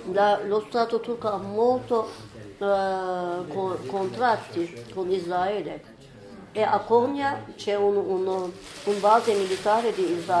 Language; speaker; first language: Italian; non-native, learner; Turkish